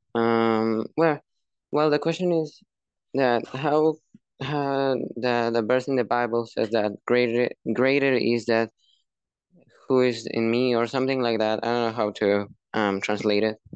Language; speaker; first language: English; non-native, fluent; Spanish